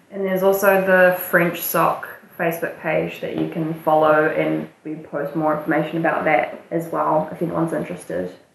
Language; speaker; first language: English; native; English